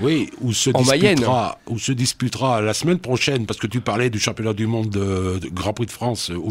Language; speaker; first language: French; native; French